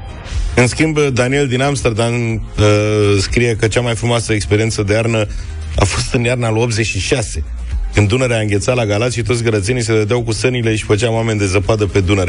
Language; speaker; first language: Romanian; native; Romanian